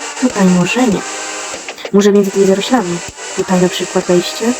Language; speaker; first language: Polish; native; Polish